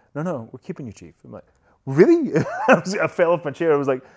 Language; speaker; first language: English; native; English